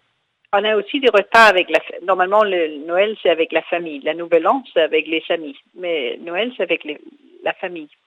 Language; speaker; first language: French; non-native, fluent; Danish